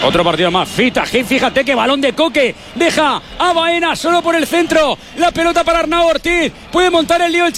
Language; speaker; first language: Spanish; native; Spanish